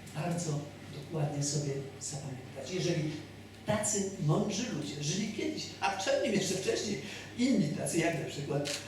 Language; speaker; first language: Polish; native; Polish